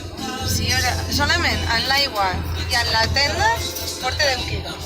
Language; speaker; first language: Catalan; non-native, local second language; Spanish